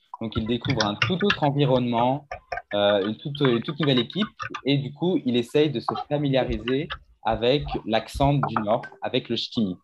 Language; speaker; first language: French; native; French